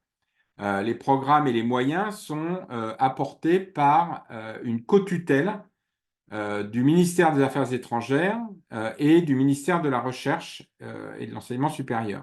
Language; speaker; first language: French; native; French